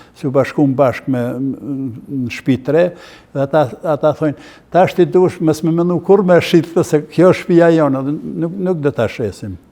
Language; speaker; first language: Albanian; native; Albanian